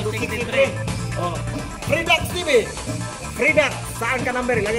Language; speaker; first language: Filipino; non-native, local second language; Cebuano